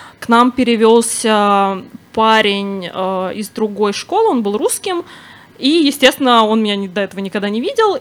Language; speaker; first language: Russian; native; Russian